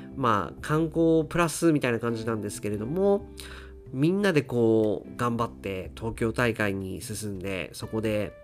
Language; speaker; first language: Japanese; native; Japanese